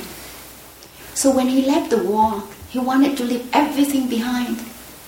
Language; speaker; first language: English; non-native, fluent; Vietnamese